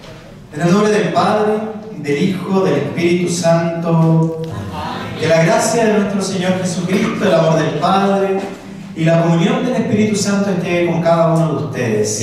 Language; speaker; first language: Spanish; native; Spanish